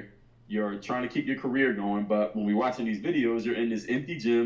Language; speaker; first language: English; native; English